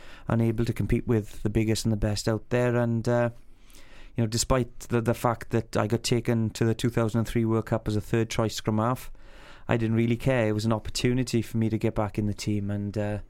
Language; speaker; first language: English; native; English